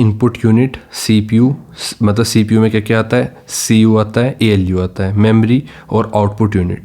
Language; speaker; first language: Hindi; native; Hindi